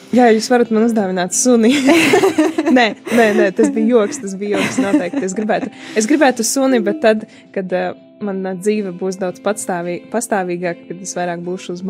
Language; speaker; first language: Latvian; native; Latvian